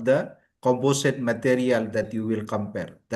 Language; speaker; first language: English; non-native, learner; Indonesian